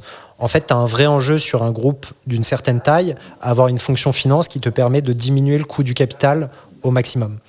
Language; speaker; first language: French; native; French